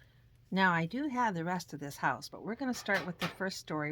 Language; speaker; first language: English; native; English